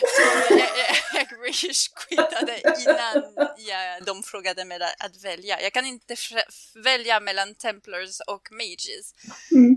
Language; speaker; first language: Swedish; non-native, fluent; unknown